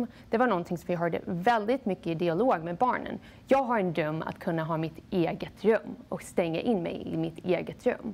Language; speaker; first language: Swedish; non-native, fluent; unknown